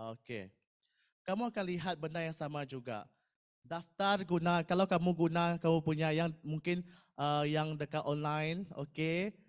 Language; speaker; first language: Malay; non-native, local second language; Iban